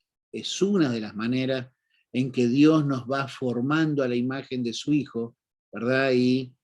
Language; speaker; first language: Spanish; native; Spanish